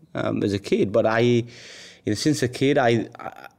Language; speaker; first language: English; non-native, local second language; Nepali